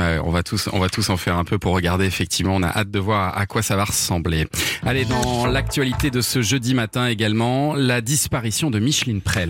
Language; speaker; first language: French; native; French